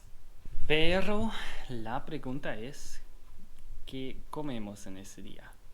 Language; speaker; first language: Spanish; non-native, learner; German